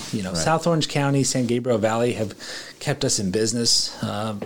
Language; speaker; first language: English; native; English